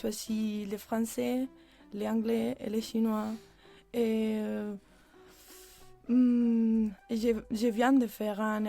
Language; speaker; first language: French; non-native, learner; Spanish